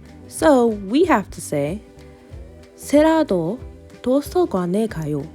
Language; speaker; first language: Korean; non-native, learner; English